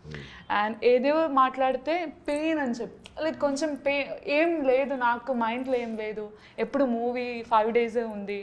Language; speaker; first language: Telugu; non-native, learner; Malayalam